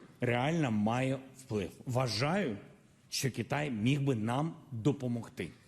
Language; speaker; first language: Ukrainian; non-native, local second language; Russian